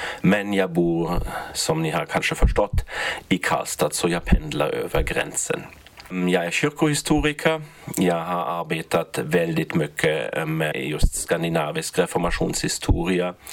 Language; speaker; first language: Swedish; non-native, fluent; German